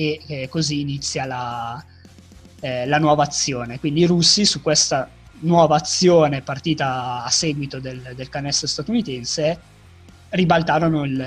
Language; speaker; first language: Italian; native; Italian